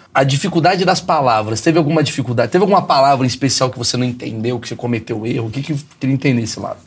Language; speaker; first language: Portuguese; native; Portuguese